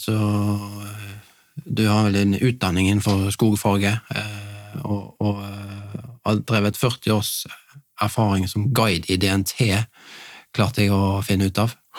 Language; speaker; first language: Norwegian; native; Norwegian